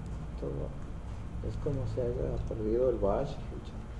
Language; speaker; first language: Spanish; native; Spanish